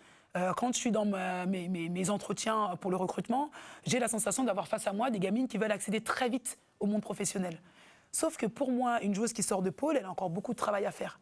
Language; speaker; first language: French; native; French